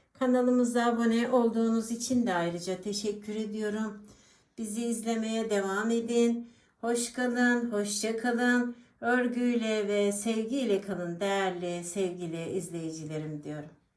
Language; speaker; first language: Turkish; native; Turkish